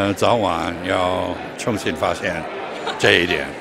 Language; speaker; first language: Chinese; non-native, fluent; English